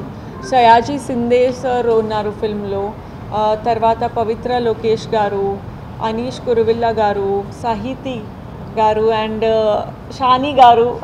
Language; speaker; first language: Telugu; non-native, fluent; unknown